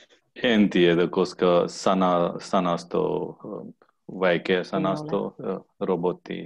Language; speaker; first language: Finnish; non-native, learner; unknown